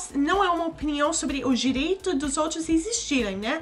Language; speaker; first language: Portuguese; non-native, fluent; English